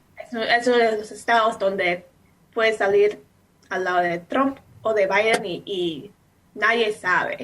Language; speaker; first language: Spanish; non-native, fluent; English